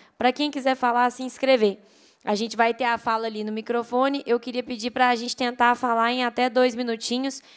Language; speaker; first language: Portuguese; native; Portuguese